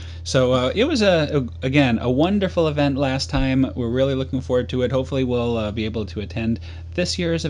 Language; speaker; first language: English; native; English